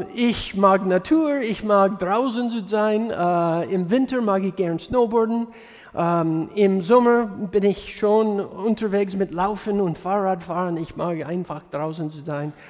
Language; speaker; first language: German; non-native, fluent; English